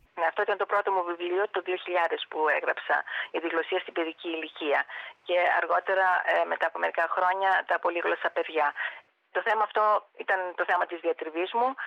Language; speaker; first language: Greek; native; Greek